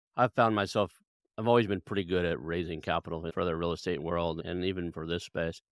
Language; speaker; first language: English; native; English